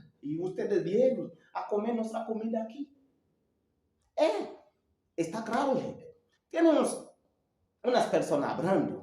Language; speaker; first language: Spanish; non-native, learner; Haitian Creole